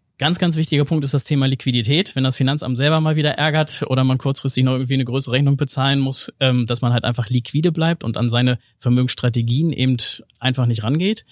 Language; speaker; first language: German; native; German